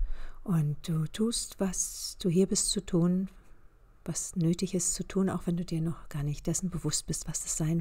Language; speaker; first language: German; native; German